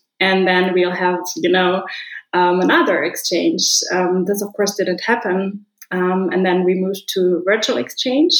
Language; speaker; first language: English; non-native, fluent; German